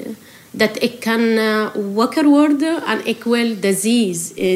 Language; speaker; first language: Dutch; non-native, learner; Arabic